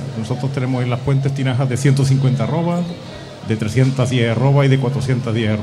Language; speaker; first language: Spanish; native; Spanish